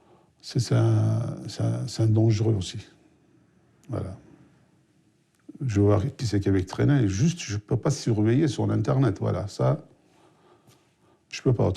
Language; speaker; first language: French; non-native, fluent; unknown